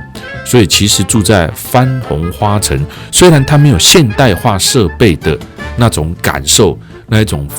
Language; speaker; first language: Chinese; native; Chinese